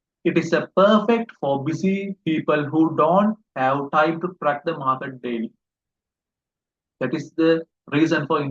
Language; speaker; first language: English; non-native, local second language; Sinhala